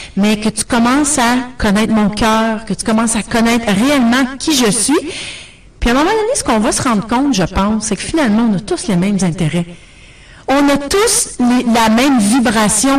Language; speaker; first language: French; native; French